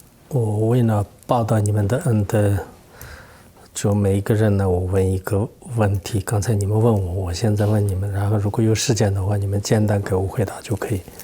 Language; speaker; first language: Chinese; non-native, local second language; Tibetan